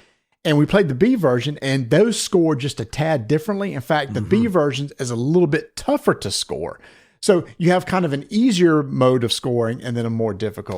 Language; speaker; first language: English; native; English